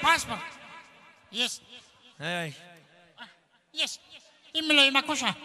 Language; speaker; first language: Russian; non-native, learner; Tajik